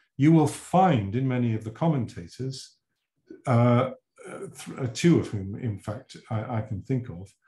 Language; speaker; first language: English; native; English